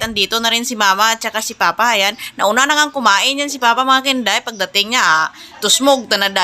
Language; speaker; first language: Filipino; non-native, local second language; Cebuano